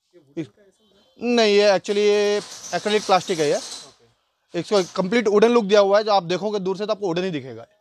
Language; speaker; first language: Hindi; native; Hindi